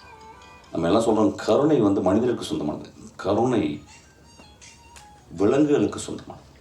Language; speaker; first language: Tamil; native; Tamil